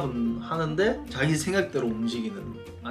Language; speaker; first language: Korean; native; Korean